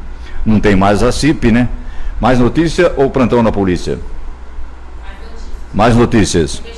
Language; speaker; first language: Portuguese; native; Portuguese